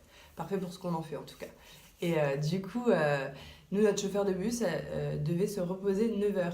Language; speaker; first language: French; native; French